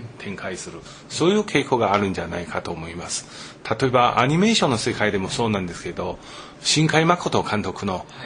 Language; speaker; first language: Japanese; non-native, fluent; Chinese